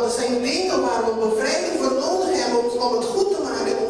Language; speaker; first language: Dutch; non-native, local second language; Papiamento